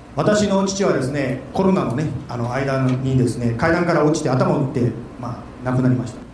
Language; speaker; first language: Japanese; native; Japanese